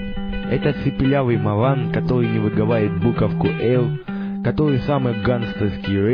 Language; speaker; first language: Russian; native; Russian